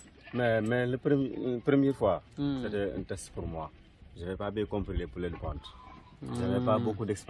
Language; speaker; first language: French; non-native, local second language; Wolof